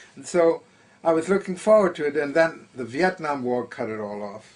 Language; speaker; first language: English; early bilingual, other home language; German